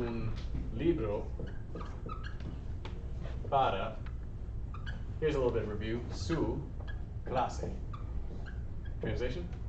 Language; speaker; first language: Spanish; non-native, learner; English